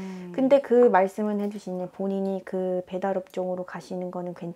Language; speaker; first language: Korean; native; Korean